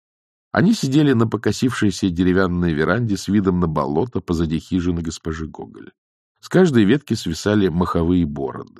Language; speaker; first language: Russian; native; Russian